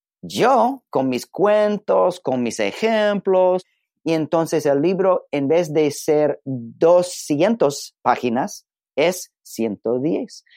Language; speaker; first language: Spanish; non-native, learner; English